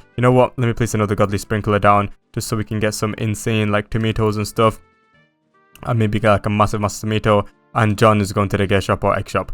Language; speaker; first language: English; native; English